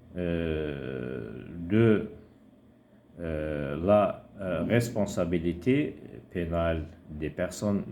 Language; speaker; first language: French; non-native, local second language; Arabic